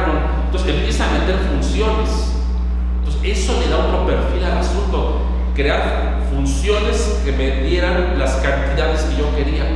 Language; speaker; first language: Spanish; native; Spanish